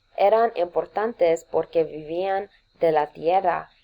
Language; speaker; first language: Spanish; non-native, learner; English